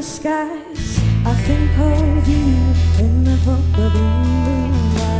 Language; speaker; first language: English; non-native, local second language; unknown